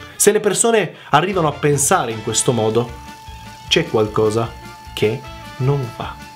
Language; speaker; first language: Italian; early bilingual, other home language; Macedonian